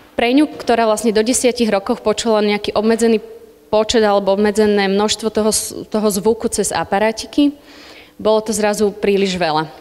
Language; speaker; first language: Slovak; native; Slovak